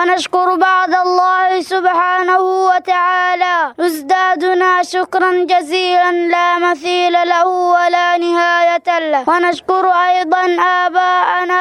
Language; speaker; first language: Arabic; non-native, learner; Somali